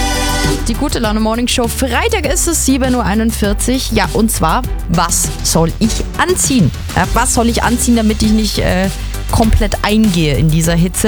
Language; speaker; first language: German; native; German